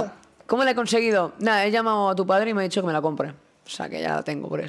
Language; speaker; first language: Spanish; native; Spanish